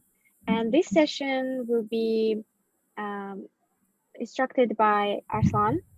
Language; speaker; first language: English; non-native, fluent; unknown